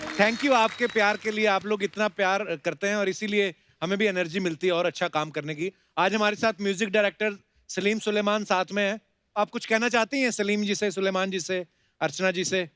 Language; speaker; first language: Hindi; non-native, local second language; Punjabi